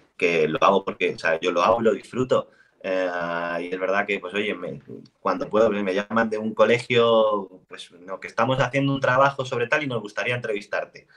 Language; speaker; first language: Spanish; native; Spanish